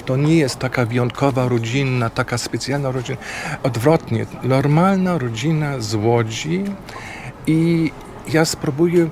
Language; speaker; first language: Polish; non-native, fluent; German